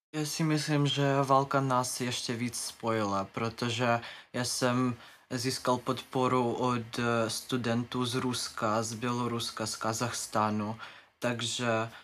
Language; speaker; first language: Czech; non-native, learner; Ukrainian